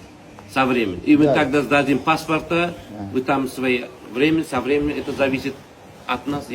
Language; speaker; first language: Russian; non-native, learner; Uzbek